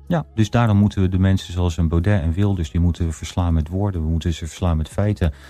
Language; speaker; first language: Dutch; native; Dutch